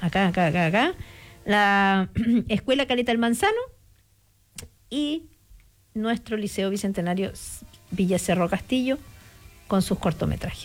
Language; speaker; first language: Spanish; native; Spanish